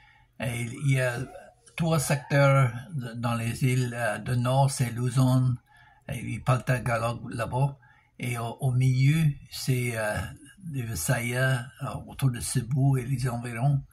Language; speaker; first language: French; non-native, local second language; English